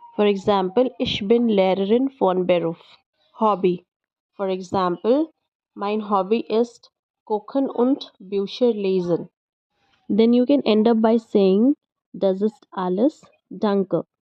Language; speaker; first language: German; non-native, fluent; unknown